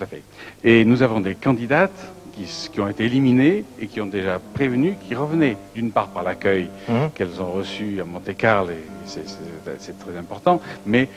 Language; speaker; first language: French; native; French